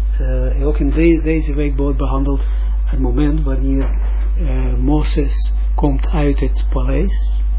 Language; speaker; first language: Dutch; non-native, fluent; Russian